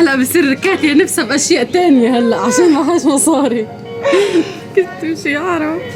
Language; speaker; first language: Arabic; native; Arabic